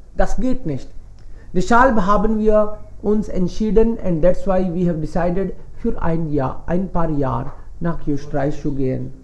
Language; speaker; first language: German; non-native, fluent; Hindi